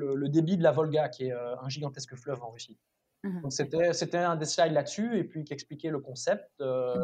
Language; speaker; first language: French; native; French